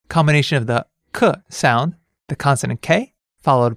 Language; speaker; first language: English; native; English